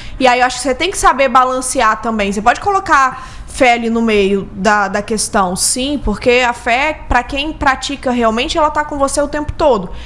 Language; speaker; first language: Portuguese; native; Portuguese